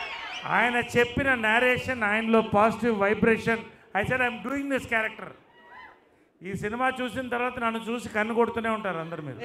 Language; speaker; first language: Telugu; native; Telugu